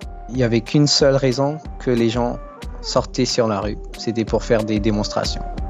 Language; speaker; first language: French; non-native, fluent; Burmese